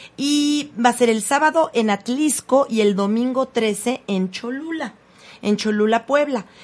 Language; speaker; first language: Spanish; native; Spanish